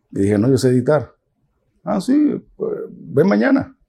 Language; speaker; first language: Spanish; native; Spanish